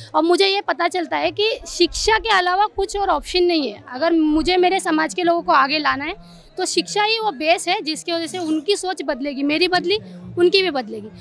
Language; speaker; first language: Hindi; non-native, local second language; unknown